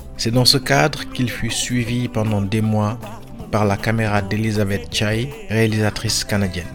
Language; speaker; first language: French; non-native, local second language; Wolof